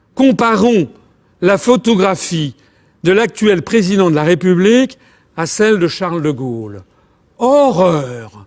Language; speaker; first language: French; native; French